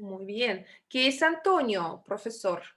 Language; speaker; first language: Spanish; non-native, fluent; Russian